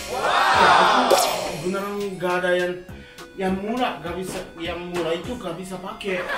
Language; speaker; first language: Indonesian; non-native, fluent; Japanese